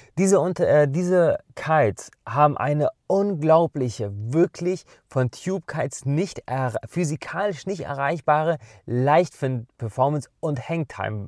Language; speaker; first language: German; native; German